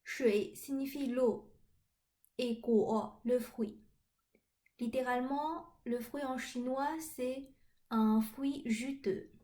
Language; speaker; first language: French; non-native, fluent; Chinese